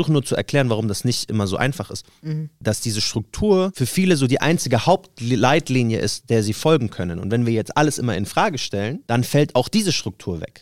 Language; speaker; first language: German; native; German